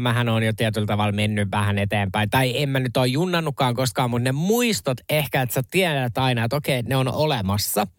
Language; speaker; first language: Finnish; native; Finnish